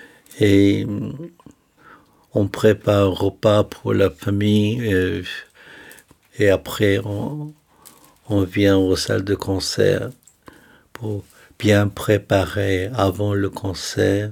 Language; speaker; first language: French; non-native, fluent; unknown